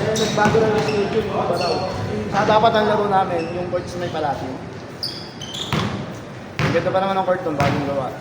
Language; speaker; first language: Filipino; native; Filipino